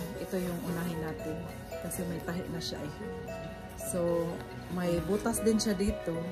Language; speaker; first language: Filipino; non-native, local second language; Cebuano